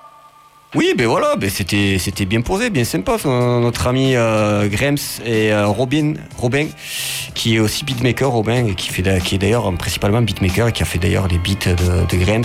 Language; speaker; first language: French; native; French